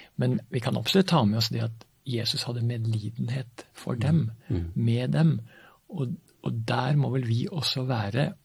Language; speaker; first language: Norwegian; native; Norwegian